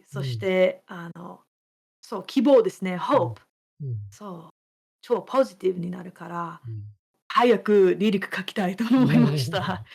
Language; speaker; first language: Japanese; non-native, fluent; English